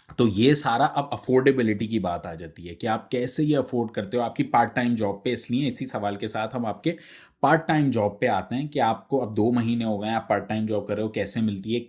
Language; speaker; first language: Urdu; native; Urdu